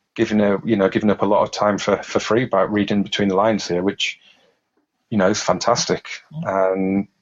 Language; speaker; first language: English; native; English